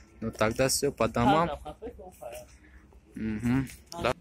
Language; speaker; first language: Russian; non-native, fluent; Tajik